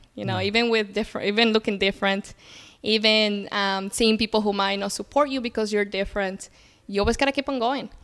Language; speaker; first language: English; native; English